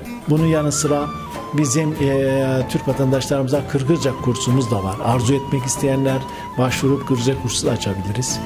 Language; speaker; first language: Turkish; native; Turkish